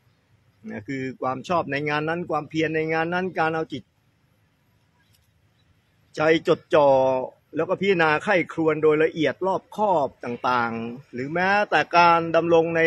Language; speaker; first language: Thai; native; Thai